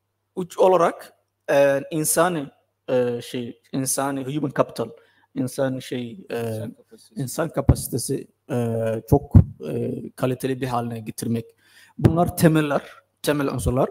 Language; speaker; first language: Turkish; non-native, fluent; Somali